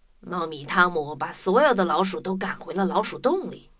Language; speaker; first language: Chinese; native; Chinese